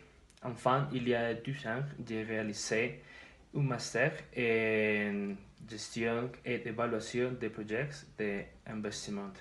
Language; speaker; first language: French; non-native, learner; Spanish